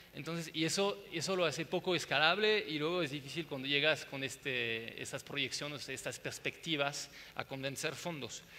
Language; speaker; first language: Spanish; non-native, fluent; French